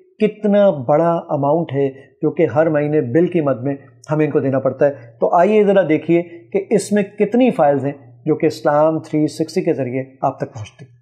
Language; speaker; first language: Urdu; native; Urdu